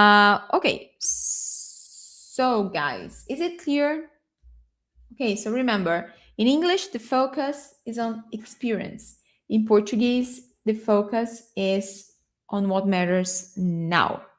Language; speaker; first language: English; non-native, fluent; Portuguese